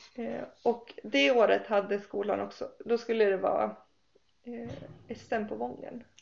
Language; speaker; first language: Swedish; native; Swedish